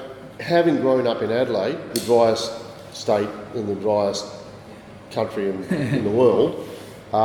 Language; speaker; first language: English; native; English